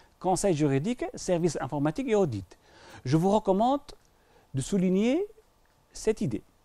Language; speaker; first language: French; non-native, local second language; Arabic